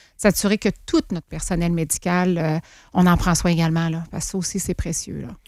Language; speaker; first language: French; native; French